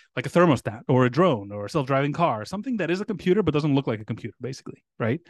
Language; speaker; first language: English; non-native, fluent; Greek